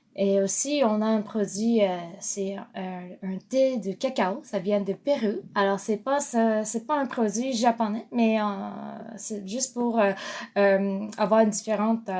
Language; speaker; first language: French; non-native, fluent; Japanese